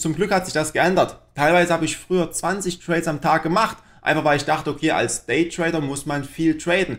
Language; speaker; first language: German; native; German